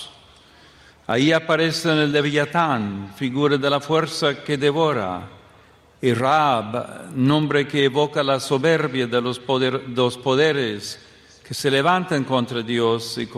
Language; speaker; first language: Spanish; non-native, fluent; English